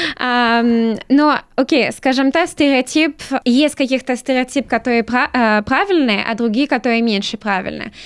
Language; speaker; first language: Russian; non-native, learner; French